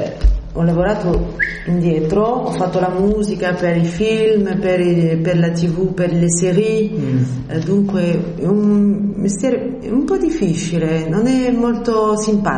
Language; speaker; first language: Italian; early bilingual, heritage; French